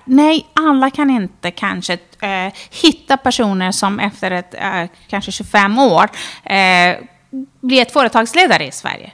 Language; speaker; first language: Swedish; non-native, fluent; Persian